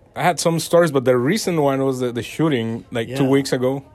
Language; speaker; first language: English; non-native, fluent; Spanish